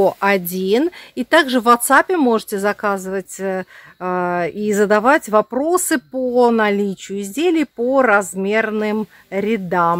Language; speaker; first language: Russian; native; Russian